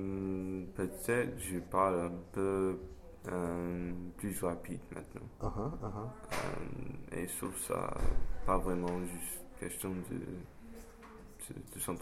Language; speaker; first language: French; non-native, fluent; English